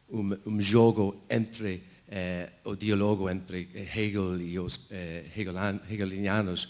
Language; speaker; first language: Portuguese; non-native, fluent; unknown